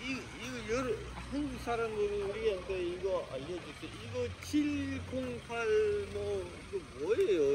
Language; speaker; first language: Korean; non-native, learner; Urdu